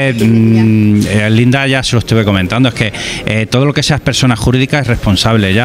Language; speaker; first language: Spanish; native; Spanish